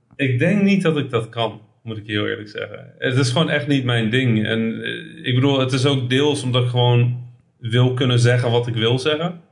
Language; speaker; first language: Dutch; early bilingual, other home language; Arabic